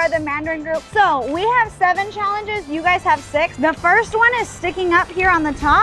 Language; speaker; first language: English; early bilingual, other home language; Chinese